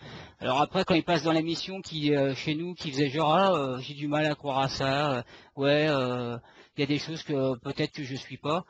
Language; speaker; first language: French; native; French